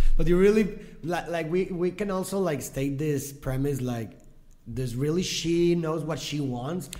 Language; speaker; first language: English; non-native, fluent; Spanish